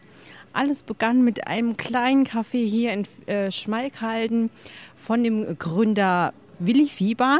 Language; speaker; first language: German; native; German